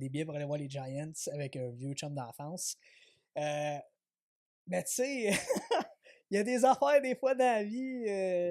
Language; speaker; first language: French; native; French